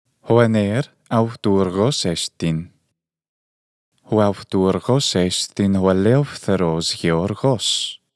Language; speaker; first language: Greek; non-native, fluent; English